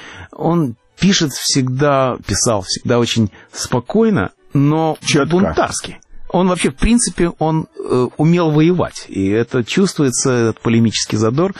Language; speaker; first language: Russian; native; Russian